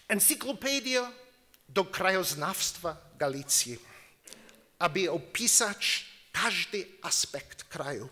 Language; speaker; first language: Polish; non-native, learner; English